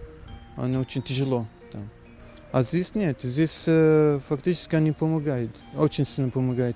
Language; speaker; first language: Russian; non-native, learner; Arabic